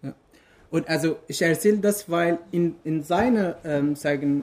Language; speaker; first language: German; non-native, fluent; Kurdish